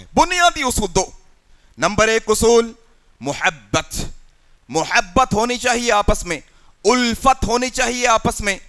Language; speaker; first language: Urdu; native; Urdu